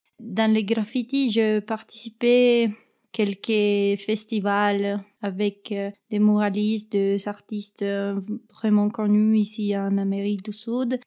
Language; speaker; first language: French; non-native, learner; Spanish